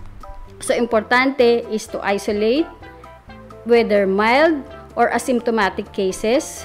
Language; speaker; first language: English; non-native, local second language; Filipino